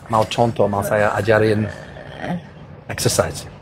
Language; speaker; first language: Indonesian; non-native, fluent; English